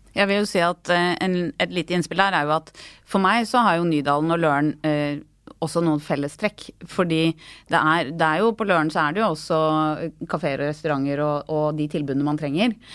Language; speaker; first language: Norwegian; native; Norwegian